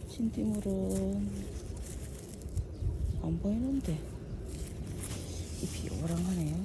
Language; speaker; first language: Korean; native; Korean